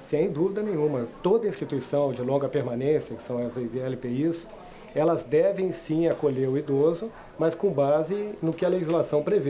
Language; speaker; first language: Portuguese; native; Portuguese